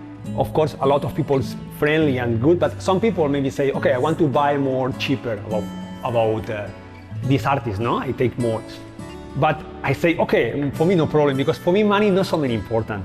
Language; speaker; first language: English; non-native, learner; Spanish